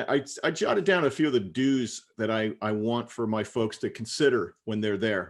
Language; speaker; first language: English; native; English